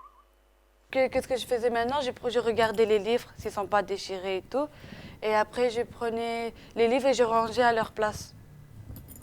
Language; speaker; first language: French; non-native, fluent; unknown